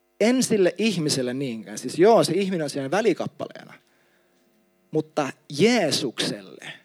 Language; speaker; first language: Finnish; native; Finnish